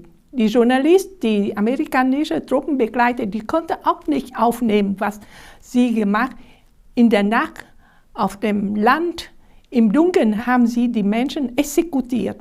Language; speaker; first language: German; non-native, fluent; Vietnamese